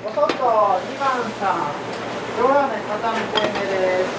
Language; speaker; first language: Japanese; native; Japanese